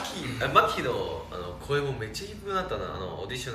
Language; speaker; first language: Japanese; non-native, fluent; Chinese